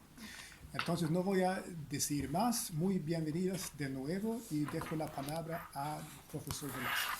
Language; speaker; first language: Spanish; non-native, fluent; Swedish